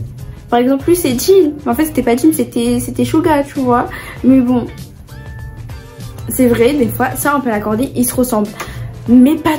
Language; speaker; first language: French; native; French